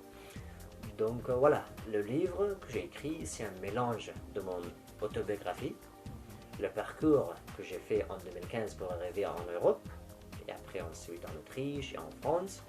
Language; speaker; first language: French; non-native, fluent; Persian